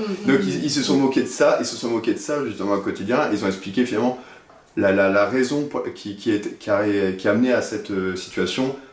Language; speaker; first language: French; native; French